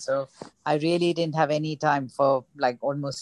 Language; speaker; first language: English; non-native, local second language; Gujarati